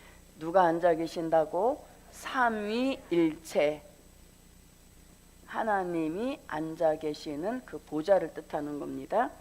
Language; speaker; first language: Korean; native; Korean